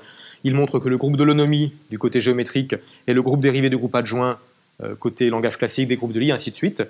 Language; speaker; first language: French; native; French